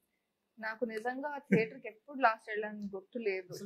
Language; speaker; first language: Telugu; non-native, local second language; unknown